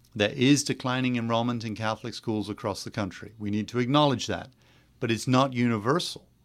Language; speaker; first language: English; native; English